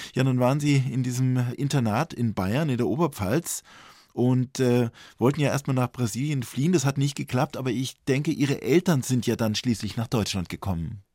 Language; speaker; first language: German; native; German